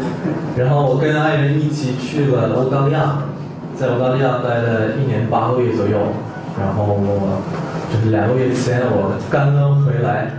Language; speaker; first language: Chinese; non-native, fluent; Korean